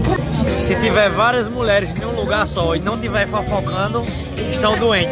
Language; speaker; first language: Portuguese; native; Portuguese